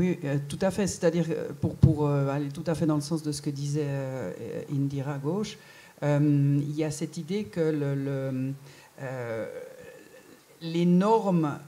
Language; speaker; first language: French; native; French